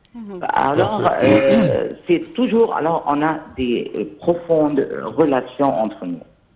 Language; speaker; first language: French; non-native, fluent; Arabic